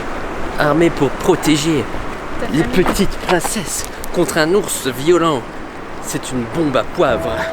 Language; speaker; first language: French; native; French